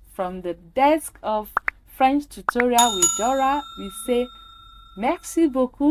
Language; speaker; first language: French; non-native, fluent; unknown